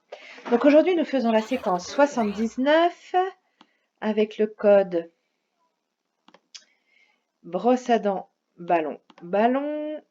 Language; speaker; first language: French; native; French